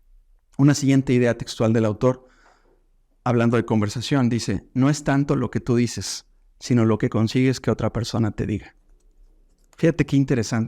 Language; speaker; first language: Spanish; native; Spanish